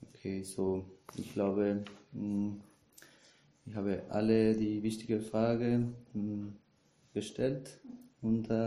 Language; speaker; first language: German; non-native, learner; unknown